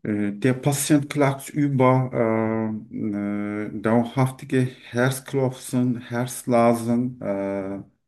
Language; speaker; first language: German; non-native, learner; Turkish